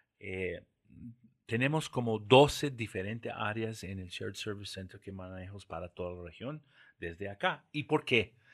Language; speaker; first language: Spanish; non-native, fluent; English